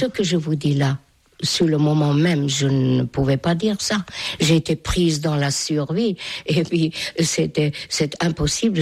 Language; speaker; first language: French; non-native, fluent; Hungarian